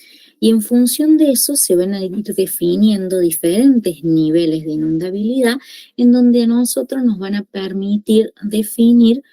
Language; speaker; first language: Spanish; native; Spanish